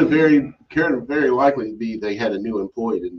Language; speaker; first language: English; native; English